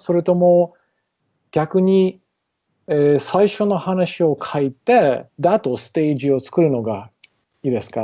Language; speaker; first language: Japanese; non-native, learner; English